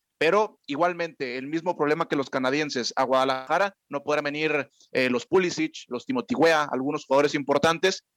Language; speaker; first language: Spanish; native; Spanish